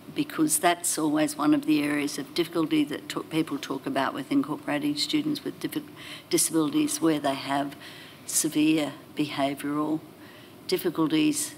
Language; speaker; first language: English; native; English